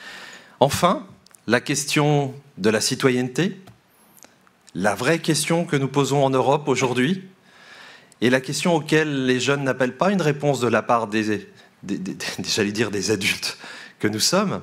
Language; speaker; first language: French; native; French